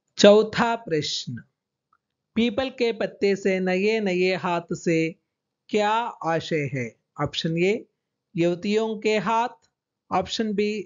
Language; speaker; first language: Hindi; non-native, local second language; Telugu